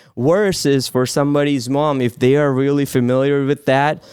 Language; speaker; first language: English; non-native, local second language; Gujarati